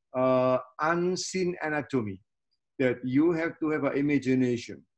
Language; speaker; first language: English; non-native, fluent; Indonesian